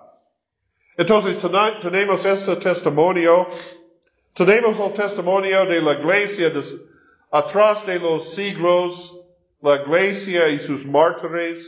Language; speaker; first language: Spanish; non-native, learner; English